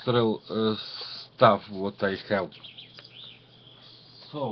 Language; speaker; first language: English; non-native, learner; Ukrainian